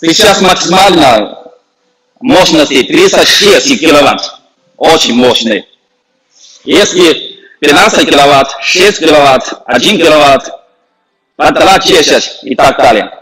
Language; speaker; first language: Russian; non-native, fluent; Chinese